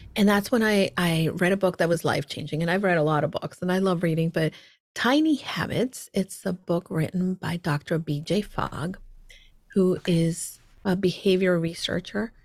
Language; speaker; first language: English; early bilingual, heritage; Spanish